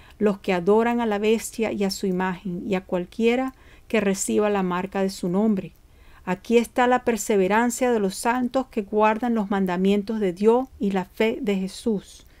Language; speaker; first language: Spanish; early bilingual, heritage; Spanish